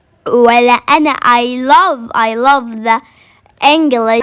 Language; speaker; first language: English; non-native, learner; Arabic